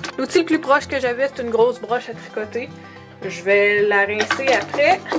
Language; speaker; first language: French; native; French